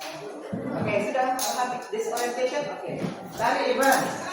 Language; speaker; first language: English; non-native, learner; Indonesian